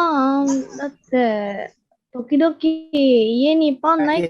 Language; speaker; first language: Japanese; non-native, learner; Indonesian